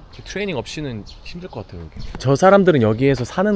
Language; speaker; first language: Korean; native; Korean